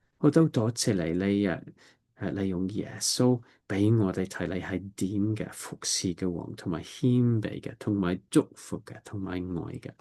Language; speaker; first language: Cantonese; non-native, learner; English